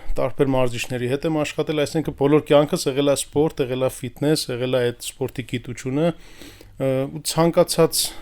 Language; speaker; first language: Armenian; early bilingual, heritage; Armenian